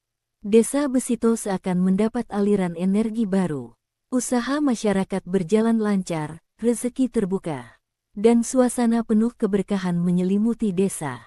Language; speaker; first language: Indonesian; native; Indonesian